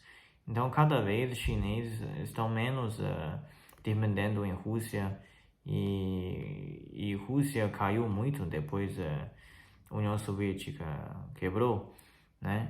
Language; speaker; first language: Portuguese; non-native, fluent; Chinese